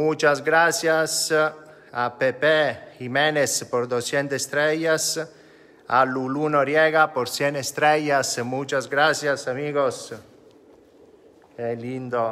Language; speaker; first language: Spanish; non-native, fluent; Italian